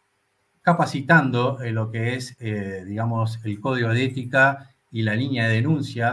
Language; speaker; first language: Spanish; native; Spanish